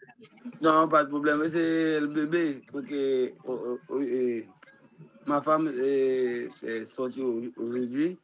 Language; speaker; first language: French; non-native, learner; Haitian Creole